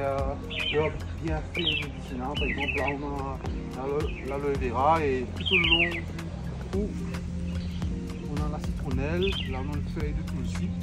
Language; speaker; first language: French; non-native, local second language; Morisyen